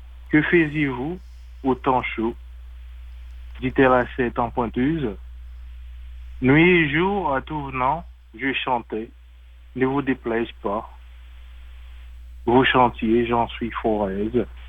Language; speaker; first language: French; native; French